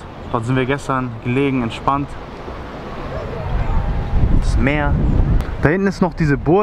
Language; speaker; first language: German; native; German